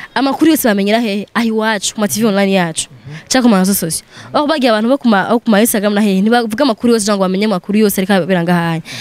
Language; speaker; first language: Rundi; non-native, local second language; Swahili